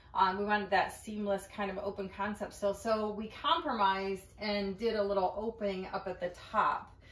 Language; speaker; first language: English; native; English